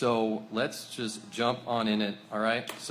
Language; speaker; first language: English; native; English